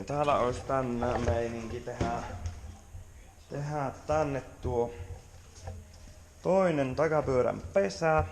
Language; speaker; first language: Finnish; native; Finnish